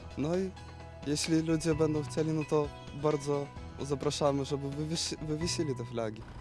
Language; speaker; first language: Polish; native; Polish